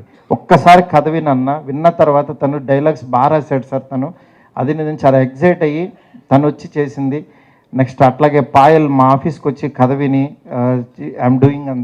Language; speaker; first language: Telugu; native; Telugu